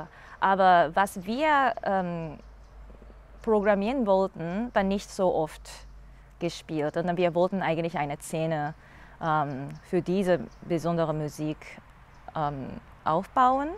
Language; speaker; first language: German; non-native, learner; English